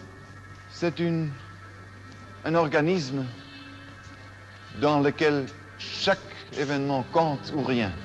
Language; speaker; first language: French; non-native, fluent; German